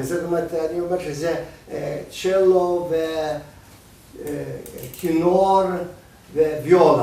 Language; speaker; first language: Hebrew; non-native, fluent; Russian